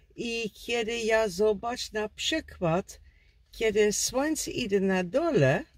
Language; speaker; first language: Polish; non-native, learner; Dutch